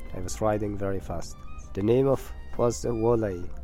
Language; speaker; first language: English; non-native, learner; Persian